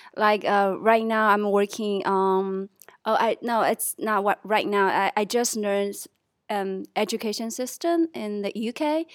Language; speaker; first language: English; non-native, fluent; Chinese